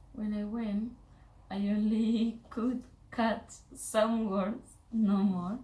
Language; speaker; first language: English; non-native, learner; Spanish